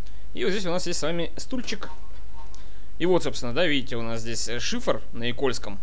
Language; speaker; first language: Russian; native; Russian